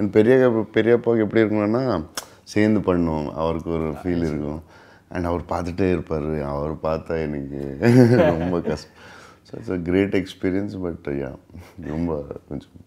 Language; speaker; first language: Tamil; non-native, learner; Telugu